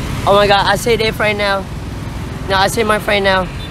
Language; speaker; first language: English; non-native, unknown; Vietnamese